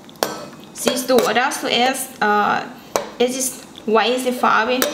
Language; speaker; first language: German; non-native, learner; Thai